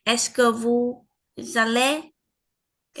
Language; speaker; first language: French; non-native, learner; Vietnamese